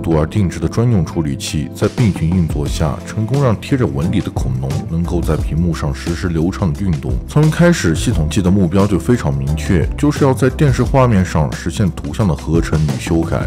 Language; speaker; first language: Chinese; native; Chinese